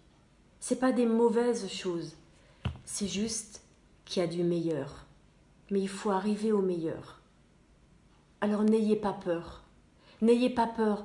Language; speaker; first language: French; native; French